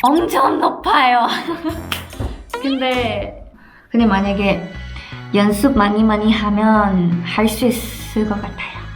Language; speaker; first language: Korean; non-native, learner; Japanese